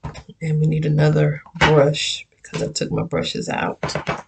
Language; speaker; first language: English; native; English